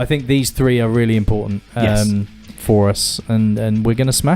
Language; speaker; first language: English; native; English